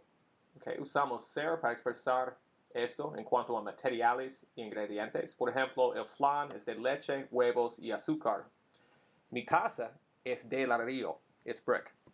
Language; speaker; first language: Spanish; non-native, fluent; English